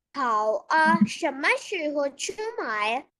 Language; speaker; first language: Chinese; non-native, learner; Urdu